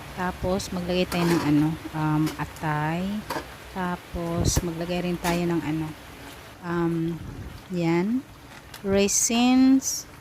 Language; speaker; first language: Filipino; non-native, local second language; Cebuano